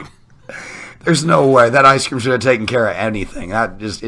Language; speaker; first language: English; native; English